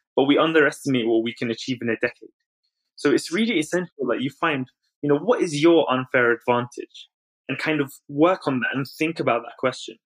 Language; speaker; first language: English; native; English